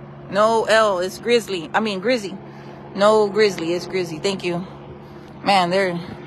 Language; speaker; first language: English; early bilingual, other home language; Spanish